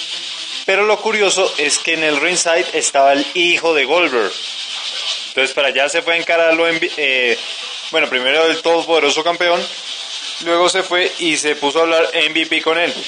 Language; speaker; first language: Spanish; native; Spanish